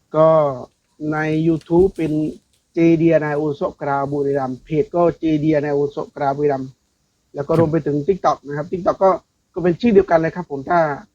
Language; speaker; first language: Thai; non-native, local second language; Northern Khmer